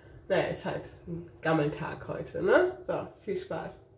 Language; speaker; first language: German; native; German